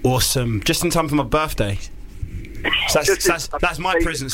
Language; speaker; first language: English; native; English